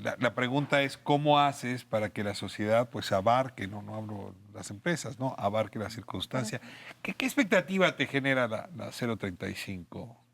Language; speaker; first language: Spanish; native; Spanish